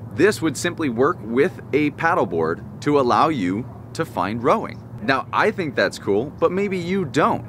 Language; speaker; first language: English; native; English